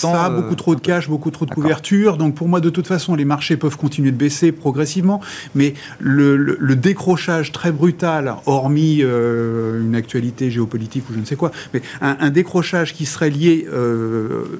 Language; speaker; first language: French; native; French